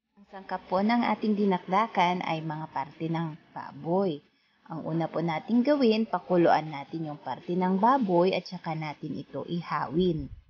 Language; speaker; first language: Filipino; non-native, local second language; Iloko